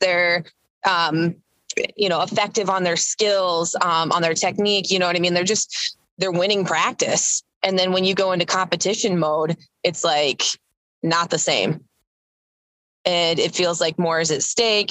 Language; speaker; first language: English; native; English